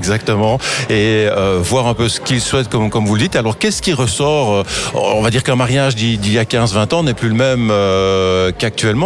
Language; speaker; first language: French; native; French